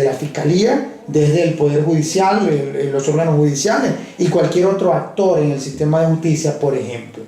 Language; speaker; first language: Spanish; native; Spanish